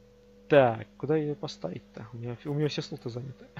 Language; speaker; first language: Russian; native; Russian